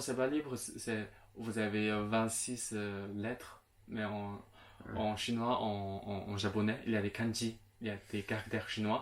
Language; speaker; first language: French; non-native, local second language; Chinese